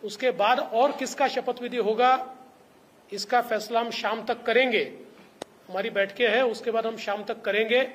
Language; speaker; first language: Hindi; non-native, local second language; Marathi